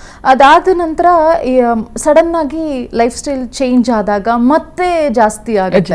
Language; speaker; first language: Kannada; native; Kannada